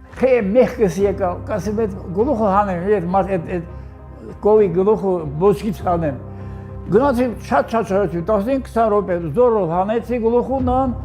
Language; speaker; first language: Armenian; native; Armenian